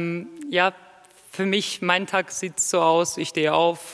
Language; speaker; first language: German; non-native, fluent; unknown